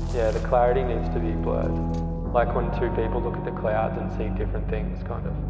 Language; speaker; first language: English; native; English